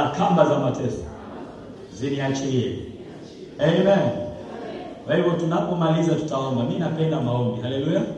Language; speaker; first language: Swahili; non-native, local second language; Luyia